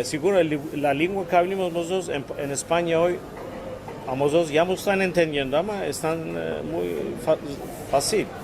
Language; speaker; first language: Spanish; early bilingual, heritage; Ladino